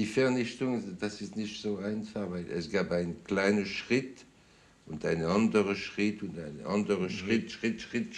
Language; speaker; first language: German; non-native, fluent; French